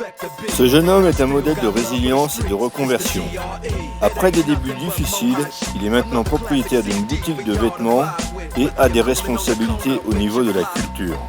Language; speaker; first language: French; native; French